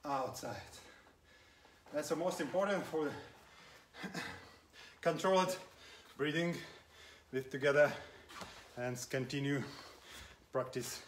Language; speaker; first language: English; non-native, learner; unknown